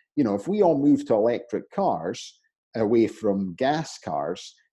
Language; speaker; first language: English; native; English